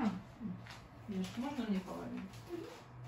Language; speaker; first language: Russian; native; Russian